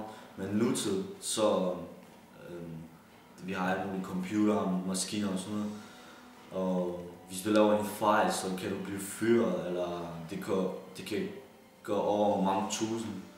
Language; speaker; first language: Danish; early bilingual, other home language; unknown